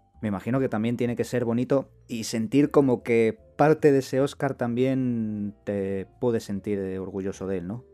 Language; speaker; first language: Spanish; native; Spanish